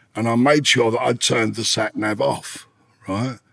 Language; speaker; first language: English; native; English